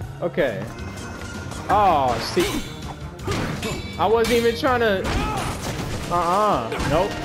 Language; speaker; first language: English; native; English